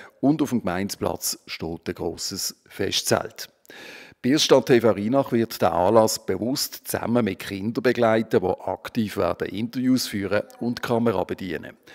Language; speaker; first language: German; native; German